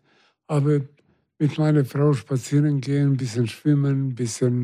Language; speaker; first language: German; non-native, fluent; Serbian